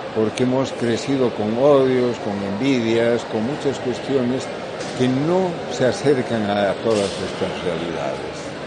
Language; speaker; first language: Spanish; native; Spanish